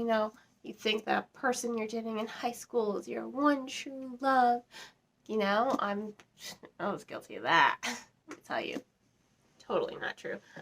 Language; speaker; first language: English; native; English